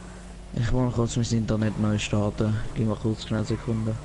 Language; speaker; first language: German; native; German